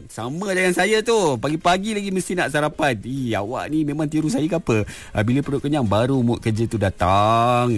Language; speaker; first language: Malay; native; Malay